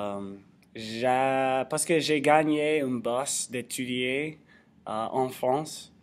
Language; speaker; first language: French; non-native, learner; English